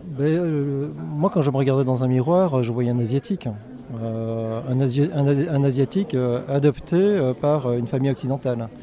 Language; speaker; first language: French; early bilingual, other home language; Korean